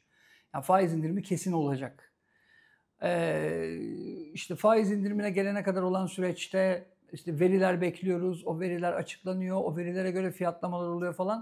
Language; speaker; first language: Turkish; native; Turkish